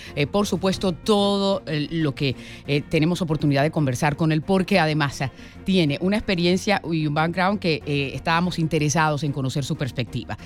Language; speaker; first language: Spanish; native; Spanish